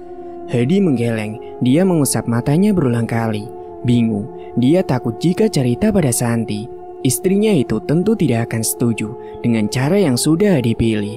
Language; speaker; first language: Indonesian; native; Indonesian